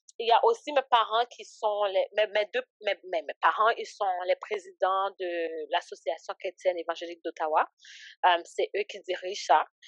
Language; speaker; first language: French; early bilingual, other home language; Haitian Creole